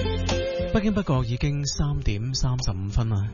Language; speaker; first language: Chinese; non-native, local second language; Cantonese